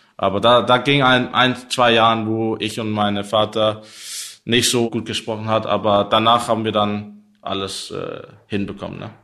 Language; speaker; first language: German; non-native, learner; Danish